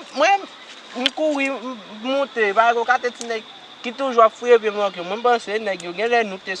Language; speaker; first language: Haitian Creole; native; Haitian Creole